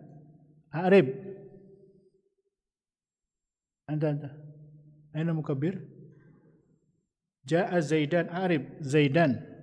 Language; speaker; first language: Arabic; non-native, fluent; Indonesian